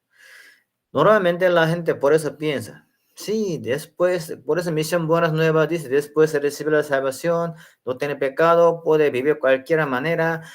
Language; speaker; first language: Spanish; non-native, learner; Korean